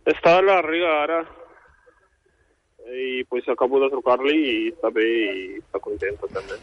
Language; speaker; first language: Catalan; non-native, fluent; Ukrainian